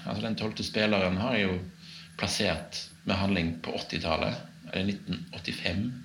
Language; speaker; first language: Norwegian; native; Norwegian